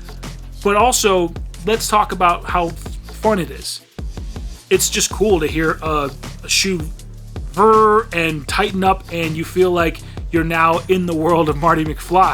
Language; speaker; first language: English; native; English